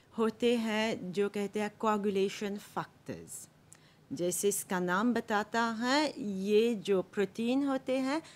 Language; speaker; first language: Hindi; non-native, local second language; Morisyen